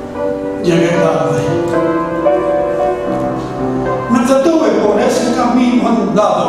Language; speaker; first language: Spanish; native; Spanish